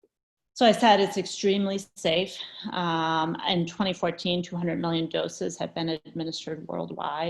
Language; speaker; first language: English; native; English